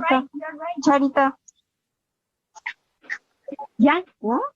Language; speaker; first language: Spanish; native; Spanish